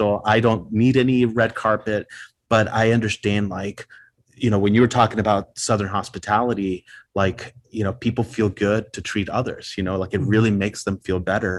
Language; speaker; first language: English; non-native, fluent; Spanish